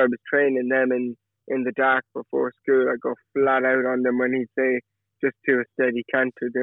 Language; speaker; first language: English; native; English